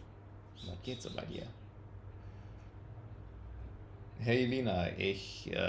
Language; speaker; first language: German; non-native, learner; English